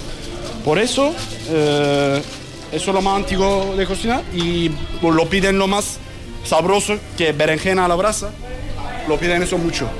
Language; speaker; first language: Spanish; non-native, learner; Turkish